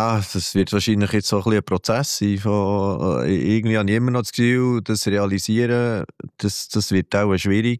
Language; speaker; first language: German; native; German